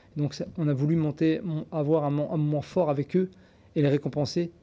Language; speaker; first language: French; native; French